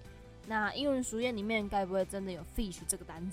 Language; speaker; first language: Chinese; native; Chinese